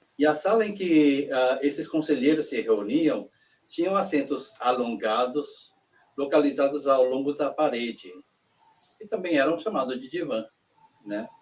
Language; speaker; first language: Portuguese; early bilingual, other home language; Korean